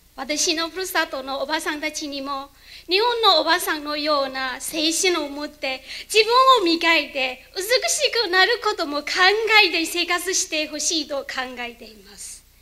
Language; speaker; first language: Japanese; non-native, learner; Chinese